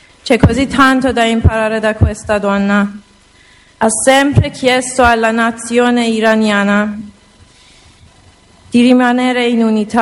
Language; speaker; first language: Italian; non-native, learner; Persian